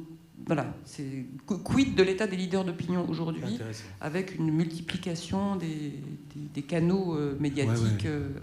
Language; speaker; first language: French; native; French